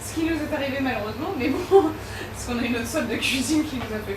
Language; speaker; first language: French; native; French